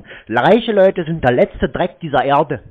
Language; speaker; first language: German; native; German